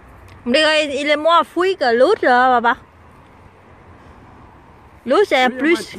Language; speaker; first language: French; non-native, learner; Vietnamese